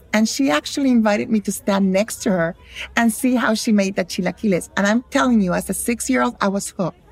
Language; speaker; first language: English; early bilingual, other home language; Spanish